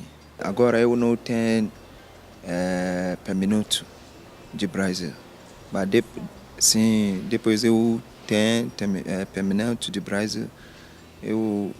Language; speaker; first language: Portuguese; non-native, learner; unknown